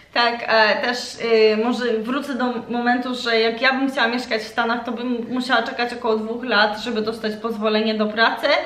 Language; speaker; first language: Polish; early bilingual, heritage; Polish